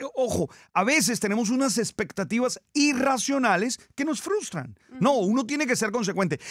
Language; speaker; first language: Spanish; native; Spanish